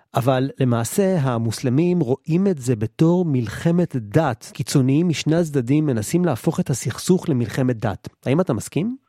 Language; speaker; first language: Hebrew; native; Hebrew